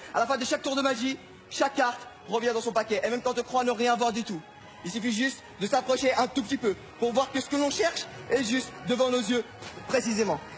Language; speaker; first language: French; non-native, fluent; Arabic